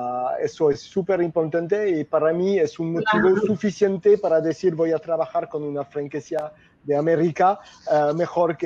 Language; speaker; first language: Spanish; non-native, fluent; French